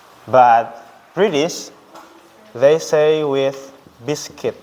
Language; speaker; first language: English; non-native, learner; Indonesian